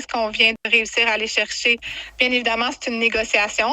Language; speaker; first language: French; native; French